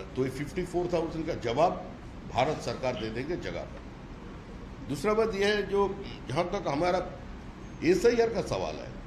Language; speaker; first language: Hindi; non-native, local second language; Bangla